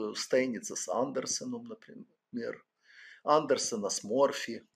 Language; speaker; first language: Russian; non-native, local second language; Ukrainian